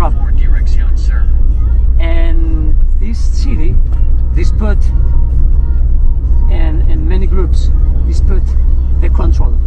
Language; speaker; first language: English; non-native, learner; Spanish